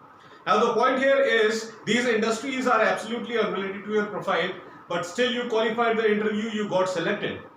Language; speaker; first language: English; non-native, local second language; Hindi